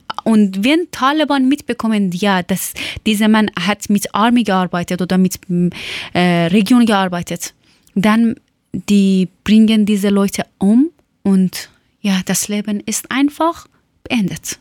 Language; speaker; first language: German; non-native, learner; Persian